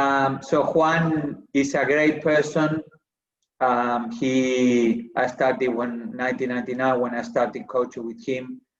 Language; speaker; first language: English; non-native, fluent; Spanish